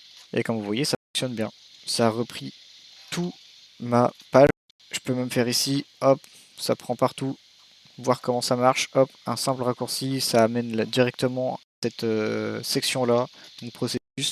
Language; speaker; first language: French; native; French